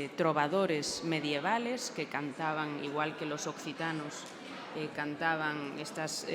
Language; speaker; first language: Spanish; non-native, local second language; Galician